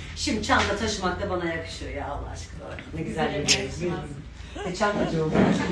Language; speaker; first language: Turkish; native; Turkish